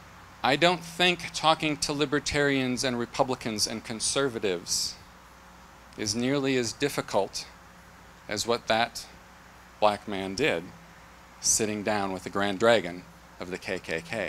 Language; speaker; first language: English; native; English